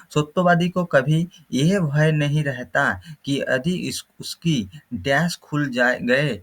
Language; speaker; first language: Hindi; non-native, local second language; Bangla